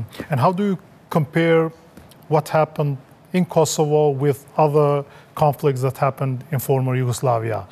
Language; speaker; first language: English; non-native, fluent; Albanian